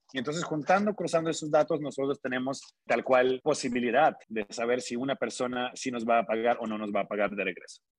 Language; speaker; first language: Spanish; non-native, fluent; Russian